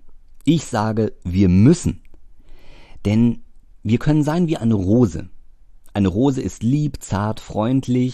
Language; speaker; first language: German; native; German